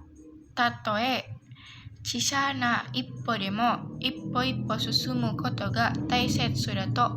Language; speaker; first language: Japanese; non-native, learner; Indonesian